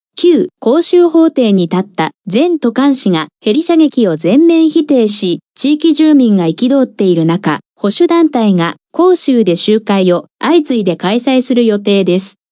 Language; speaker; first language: Japanese; non-native, fluent; Korean